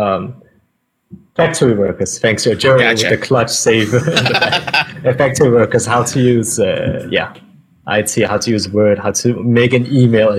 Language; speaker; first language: English; non-native, fluent; Danish